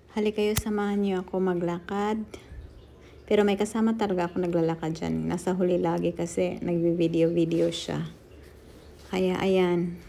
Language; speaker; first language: Filipino; native; Filipino